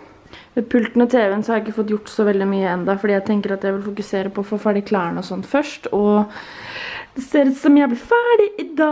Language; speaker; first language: Norwegian; native; Norwegian